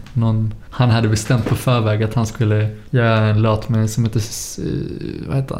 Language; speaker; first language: Swedish; native; Swedish